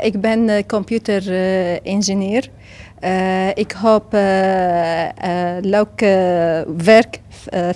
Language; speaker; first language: Dutch; non-native, learner; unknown